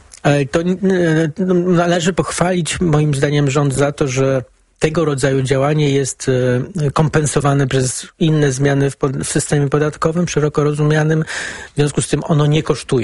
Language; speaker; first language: Polish; native; Polish